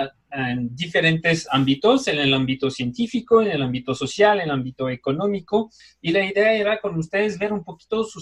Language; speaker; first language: Spanish; native; Spanish